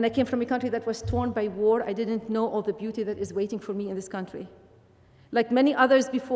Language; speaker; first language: English; non-native, fluent; Arabic